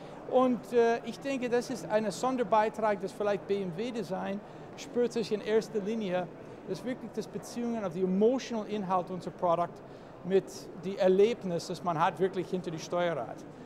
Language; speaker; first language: German; non-native, fluent; English